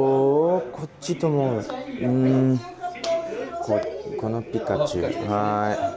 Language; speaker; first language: Japanese; non-native, learner; English